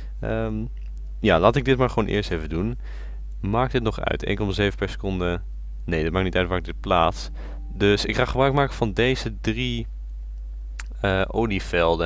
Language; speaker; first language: Dutch; native; Dutch